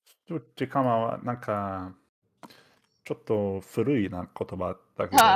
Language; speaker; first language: Japanese; non-native, fluent; Danish